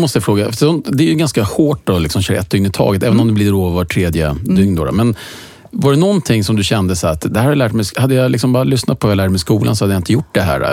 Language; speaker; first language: Swedish; native; Swedish